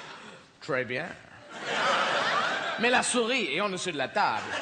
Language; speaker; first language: French; non-native, fluent; English